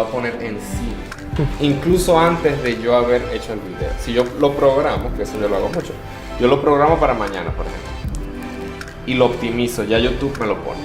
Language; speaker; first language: Spanish; native; Spanish